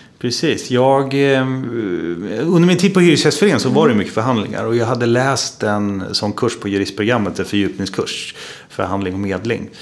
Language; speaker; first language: Swedish; native; Swedish